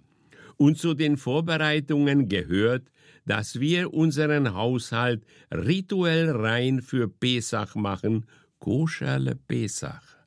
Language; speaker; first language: German; native; German